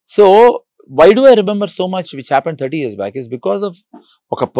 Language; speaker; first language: English; non-native, local second language; Telugu